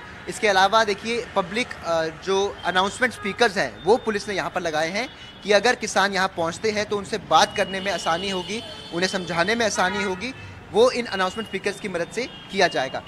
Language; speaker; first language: Hindi; native; Hindi